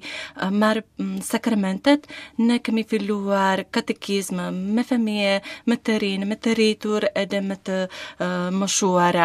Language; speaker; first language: Albanian; non-native, learner; Slovak